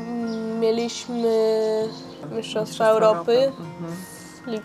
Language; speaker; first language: Polish; early bilingual, heritage; Polish